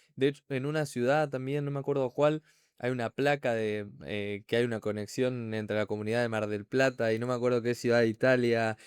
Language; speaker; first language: Spanish; native; Spanish